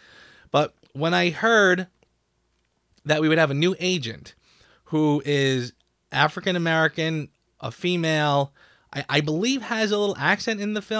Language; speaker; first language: English; native; English